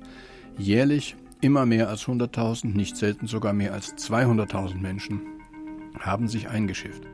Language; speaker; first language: German; native; German